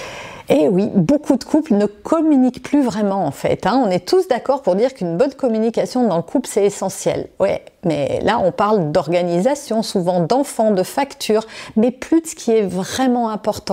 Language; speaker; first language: French; native; French